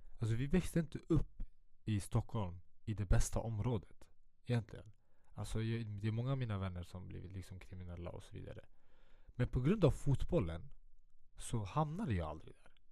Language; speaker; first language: Swedish; early bilingual, other home language; Central Kurdish